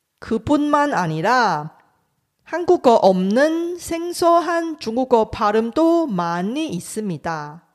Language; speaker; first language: Korean; non-native, fluent; Chinese